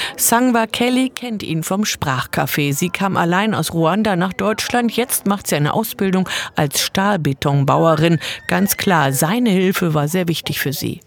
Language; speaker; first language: German; native; German